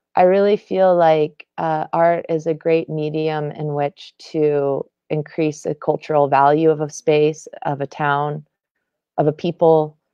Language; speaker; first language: English; native; English